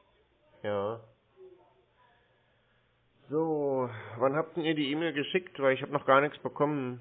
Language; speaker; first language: German; native; German